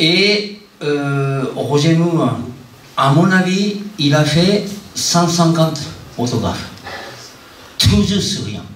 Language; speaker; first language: French; non-native, fluent; Japanese